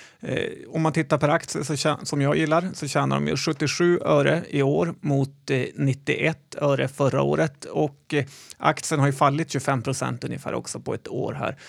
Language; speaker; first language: Swedish; native; Swedish